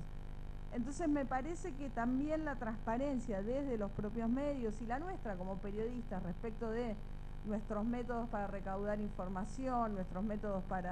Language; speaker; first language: Spanish; native; Spanish